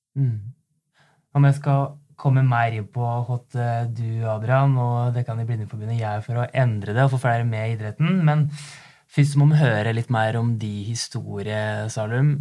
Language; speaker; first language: Norwegian; native; Norwegian